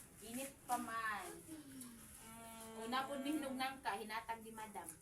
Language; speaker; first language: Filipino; non-native, local second language; Cebuano